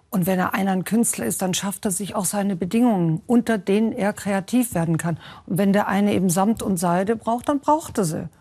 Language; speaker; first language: German; native; German